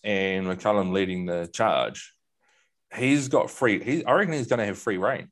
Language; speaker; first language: English; native; English